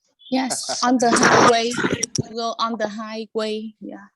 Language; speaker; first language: English; non-native, learner; Vietnamese